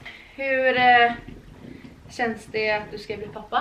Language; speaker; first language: Swedish; native; Swedish